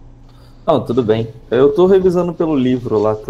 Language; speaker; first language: Portuguese; native; Portuguese